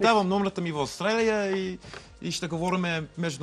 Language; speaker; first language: Bulgarian; non-native, learner; English